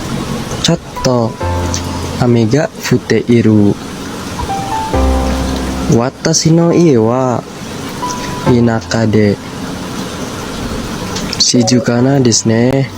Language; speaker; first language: Japanese; non-native, learner; Indonesian